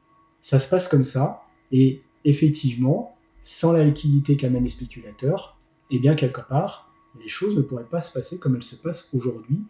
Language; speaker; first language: French; native; French